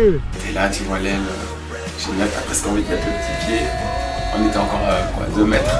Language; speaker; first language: French; native; French